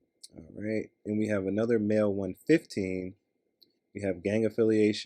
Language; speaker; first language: English; native; English